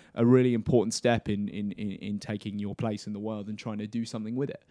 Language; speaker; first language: English; native; English